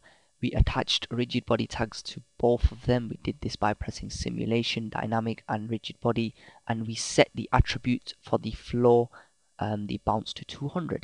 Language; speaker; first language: English; native; English